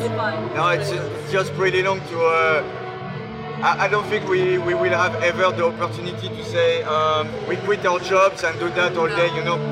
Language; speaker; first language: English; non-native, fluent; French